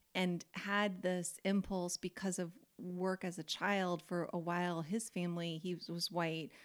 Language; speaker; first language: English; native; English